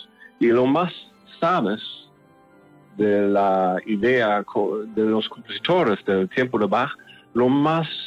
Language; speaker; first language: Spanish; non-native, learner; German